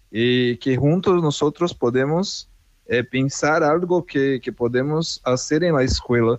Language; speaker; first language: Spanish; non-native, fluent; Portuguese